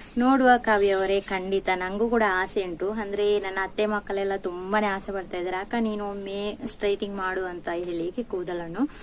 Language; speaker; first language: Kannada; non-native, local second language; Tulu